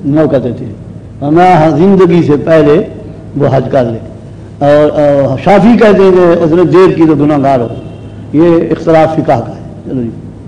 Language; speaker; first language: Urdu; native; Urdu